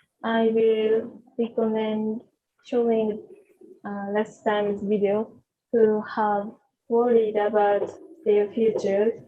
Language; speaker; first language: English; non-native, learner; Japanese